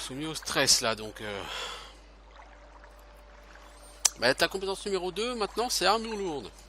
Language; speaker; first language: French; native; French